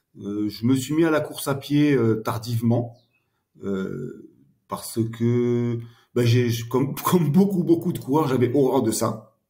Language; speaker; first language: French; early bilingual, heritage; French